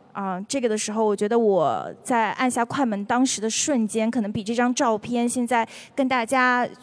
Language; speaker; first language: Chinese; native; Chinese